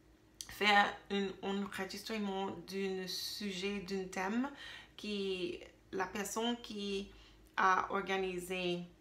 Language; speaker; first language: French; non-native, learner; English